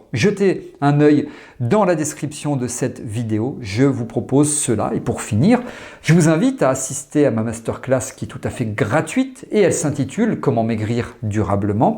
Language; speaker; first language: French; native; French